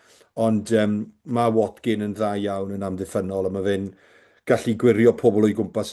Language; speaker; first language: Welsh; native; Welsh